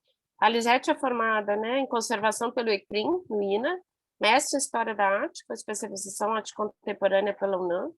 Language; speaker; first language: Portuguese; non-native, learner; Spanish